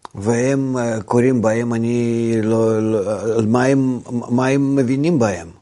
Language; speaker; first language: Hebrew; non-native, fluent; Russian